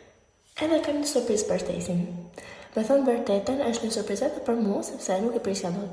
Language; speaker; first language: Albanian; early bilingual, heritage; Albanian